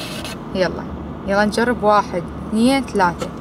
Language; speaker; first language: Arabic; native; Arabic